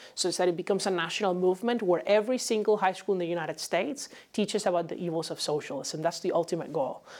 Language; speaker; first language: English; non-native, fluent; Spanish